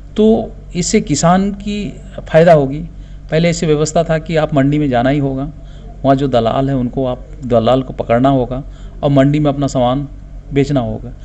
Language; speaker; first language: Hindi; non-native, local second language; Assamese